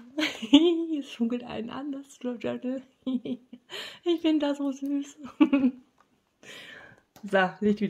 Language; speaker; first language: German; native; German